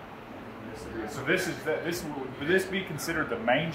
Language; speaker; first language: English; native; English